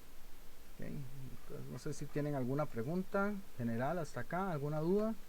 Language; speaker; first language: Spanish; native; Spanish